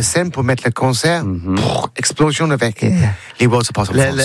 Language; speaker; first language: French; non-native, learner; English